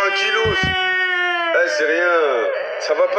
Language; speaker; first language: French; native; French